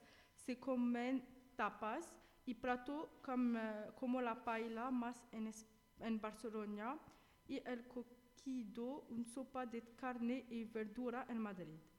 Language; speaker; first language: Spanish; non-native, learner; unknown